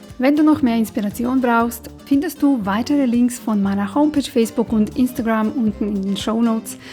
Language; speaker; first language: German; non-native, fluent; Serbian